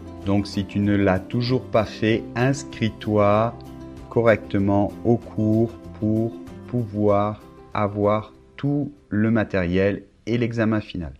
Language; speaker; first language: French; native; French